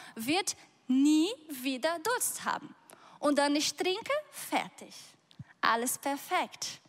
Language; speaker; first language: German; non-native, fluent; Portuguese